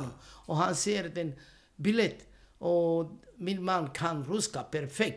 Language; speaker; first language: Swedish; non-native, learner; Romany